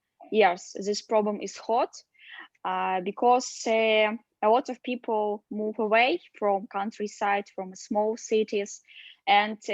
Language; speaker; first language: English; non-native, learner; Russian